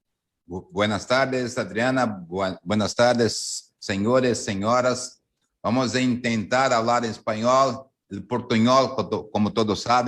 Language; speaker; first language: Spanish; non-native, learner; Portuguese